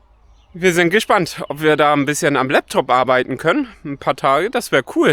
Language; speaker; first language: German; native; German